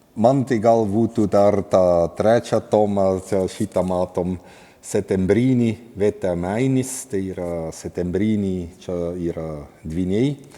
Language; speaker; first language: Lithuanian; non-native, fluent; Swiss German